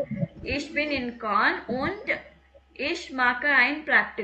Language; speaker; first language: German; non-native, learner; Tamil